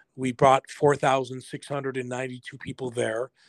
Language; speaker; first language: English; native; English